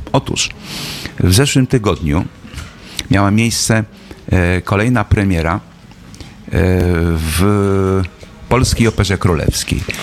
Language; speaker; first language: Polish; native; Polish